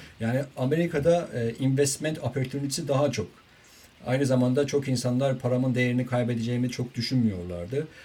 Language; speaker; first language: Turkish; non-native, fluent; Persian